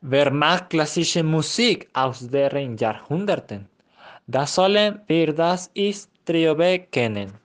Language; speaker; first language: German; non-native, learner; Spanish